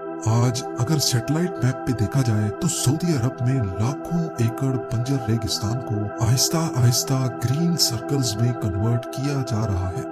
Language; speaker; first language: Urdu; native; Urdu